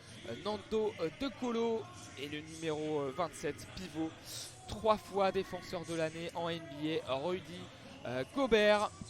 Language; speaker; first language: French; native; French